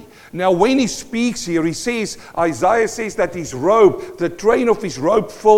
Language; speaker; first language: English; non-native, local second language; Afrikaans